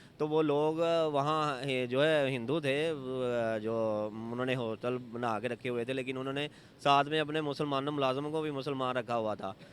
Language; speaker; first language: Urdu; non-native, local second language; Punjabi